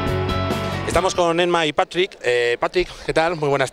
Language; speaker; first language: Spanish; native; Spanish